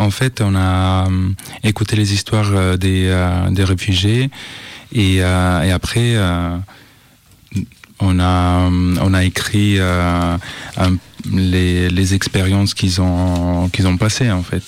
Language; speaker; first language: French; non-native, fluent; Italian